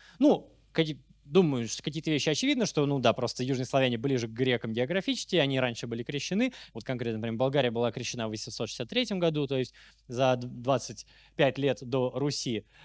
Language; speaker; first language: Russian; native; Russian